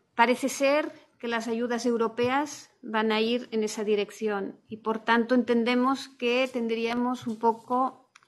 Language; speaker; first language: Spanish; non-native, local second language; Catalan